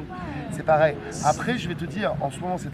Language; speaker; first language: French; native; French